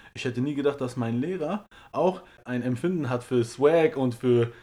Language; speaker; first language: German; early bilingual, other home language; Persian